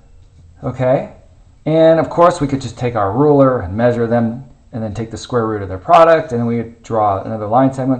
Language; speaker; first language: English; native; English